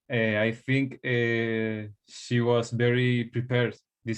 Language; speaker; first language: English; non-native, learner; Spanish